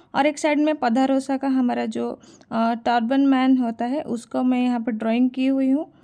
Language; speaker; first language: Hindi; non-native, local second language; Odia